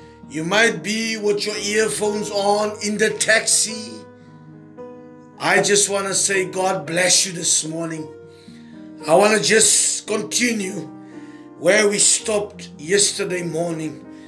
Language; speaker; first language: English; non-native, local second language; Afrikaans